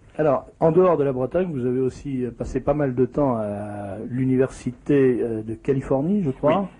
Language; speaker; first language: French; native; French